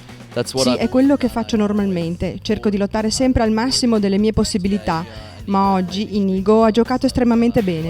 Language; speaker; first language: Italian; native; Italian